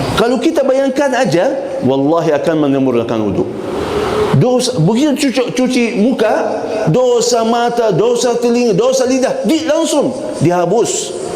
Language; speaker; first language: Malay; non-native, fluent; Arabic